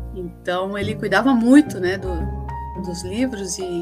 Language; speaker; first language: Portuguese; early bilingual, other home language; Spanish